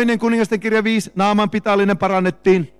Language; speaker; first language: Finnish; native; Finnish